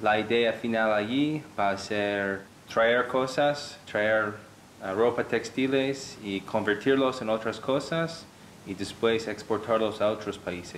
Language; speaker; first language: Spanish; non-native, fluent; English